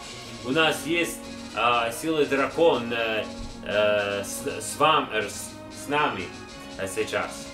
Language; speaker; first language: Russian; non-native, learner; English